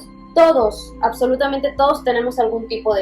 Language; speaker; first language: Spanish; native; Spanish